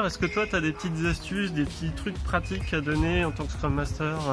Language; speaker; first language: French; native; French